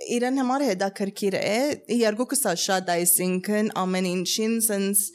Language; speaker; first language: Armenian; early bilingual, heritage; Armenian